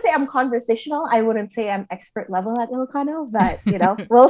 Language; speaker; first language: English; native; English